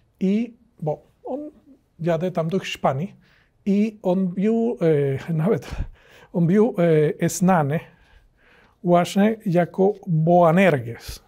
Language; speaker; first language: Polish; non-native, learner; Spanish